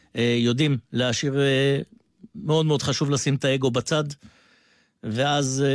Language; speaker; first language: Hebrew; native; Hebrew